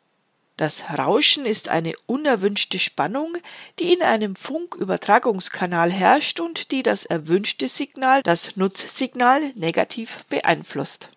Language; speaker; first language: German; native; German